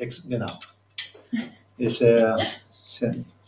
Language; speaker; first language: German; non-native, learner; Spanish